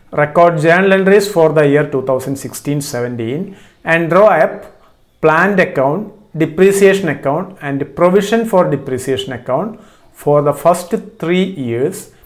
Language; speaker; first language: English; non-native, local second language; Malayalam